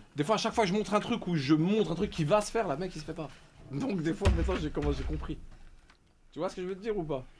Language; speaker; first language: French; native; French